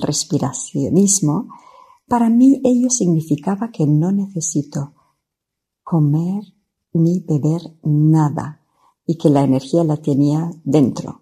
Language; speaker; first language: Spanish; non-native, fluent; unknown